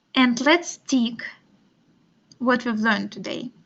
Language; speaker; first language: English; non-native, fluent; Russian